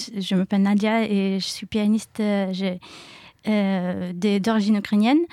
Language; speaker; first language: French; non-native, learner; Ukrainian